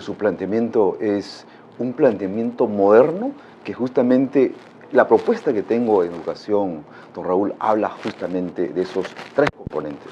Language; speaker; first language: Spanish; non-native, local second language; Shipibo-Conibo